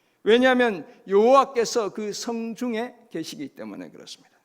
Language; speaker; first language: Korean; native; Korean